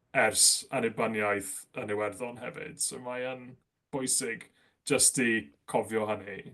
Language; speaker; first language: Welsh; non-native, local second language; English